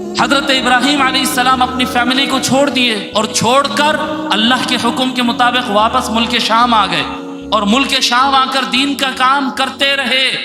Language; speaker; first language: Urdu; native; Urdu